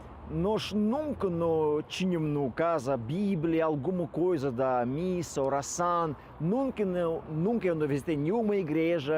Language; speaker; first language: Portuguese; non-native, fluent; Russian